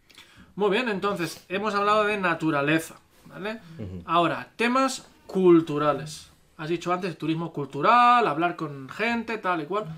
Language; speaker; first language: Spanish; native; Spanish